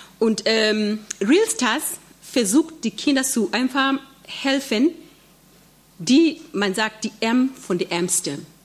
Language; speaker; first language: German; non-native, fluent; Swahili